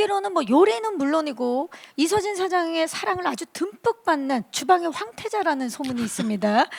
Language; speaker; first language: Korean; native; Korean